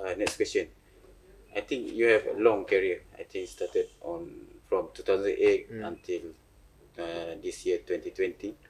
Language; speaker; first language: English; non-native, local second language; Malay